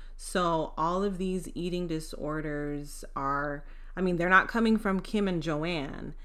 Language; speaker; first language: English; native; English